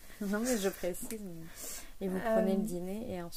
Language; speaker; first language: French; native; French